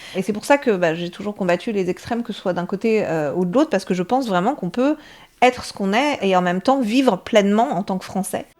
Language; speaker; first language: French; early bilingual, other home language; Persian